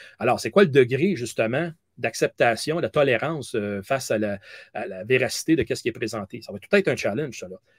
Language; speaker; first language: French; native; French